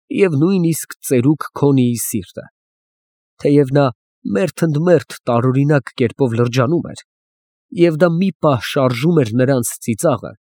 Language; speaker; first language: Armenian; native; Armenian